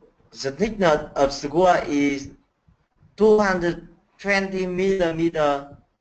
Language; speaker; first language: English; non-native, learner; Vietnamese